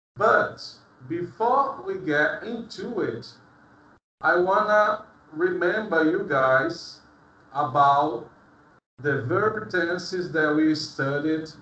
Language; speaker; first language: English; non-native, fluent; Portuguese